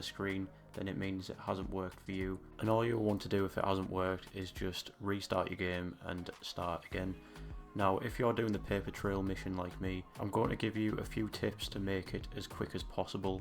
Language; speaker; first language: English; native; English